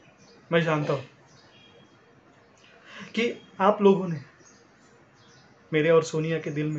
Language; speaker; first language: Hindi; non-native, local second language; Marathi